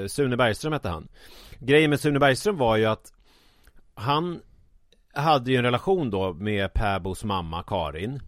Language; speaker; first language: Swedish; native; Swedish